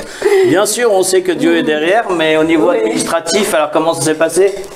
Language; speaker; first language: French; native; French